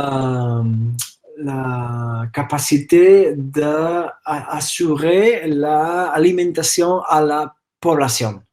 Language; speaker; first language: French; non-native, fluent; Catalan